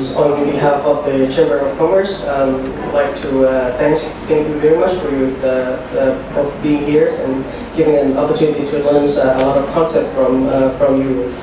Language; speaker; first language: English; non-native, learner; Thai